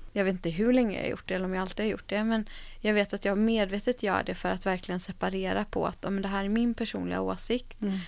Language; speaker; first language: Swedish; native; Swedish